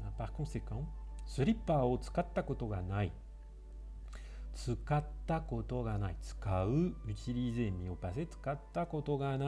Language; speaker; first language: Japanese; non-native, fluent; French